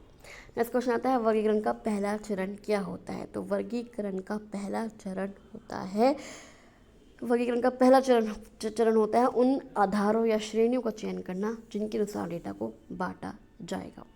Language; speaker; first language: Hindi; native; Hindi